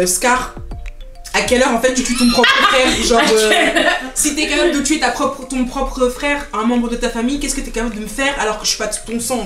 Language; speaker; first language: French; native; French